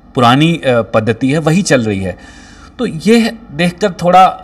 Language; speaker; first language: Hindi; native; Hindi